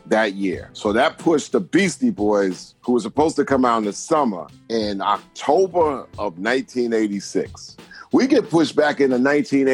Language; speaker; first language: English; native; English